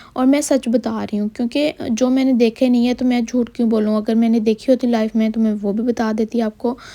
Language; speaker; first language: Urdu; non-native, local second language; Punjabi